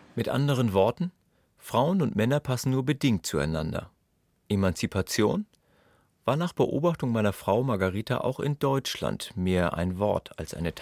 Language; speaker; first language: German; native; German